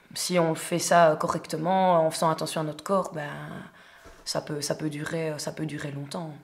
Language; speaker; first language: French; native; French